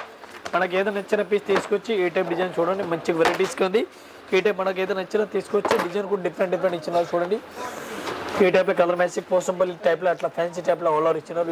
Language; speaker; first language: Telugu; non-native, local second language; Urdu